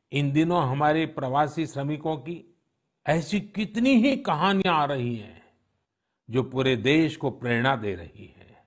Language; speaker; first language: Hindi; non-native, local second language; Gujarati